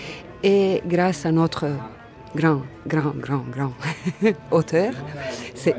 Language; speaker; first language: French; non-native, fluent; Bosnian